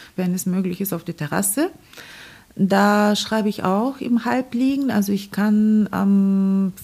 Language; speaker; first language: German; non-native, fluent; Bulgarian